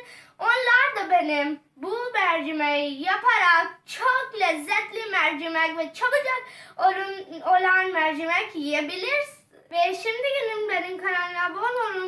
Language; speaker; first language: Turkish; non-native, learner; Urdu